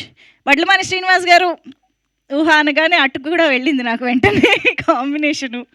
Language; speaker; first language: Telugu; native; Telugu